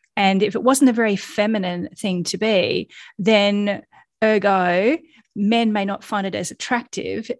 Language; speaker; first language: English; native; English